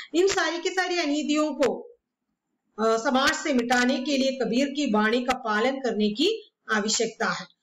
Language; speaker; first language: Hindi; non-native, local second language; Malayalam